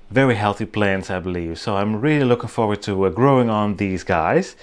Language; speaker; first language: English; non-native, fluent; Dutch